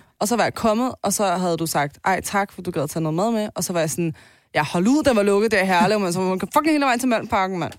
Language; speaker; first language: Danish; early bilingual, other home language; Turkish